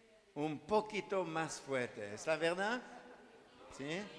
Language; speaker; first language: Spanish; non-native, learner; French